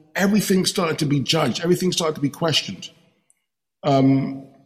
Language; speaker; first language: English; native; English